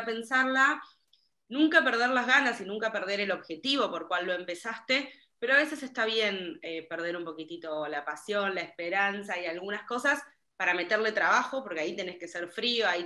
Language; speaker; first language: Spanish; native; Spanish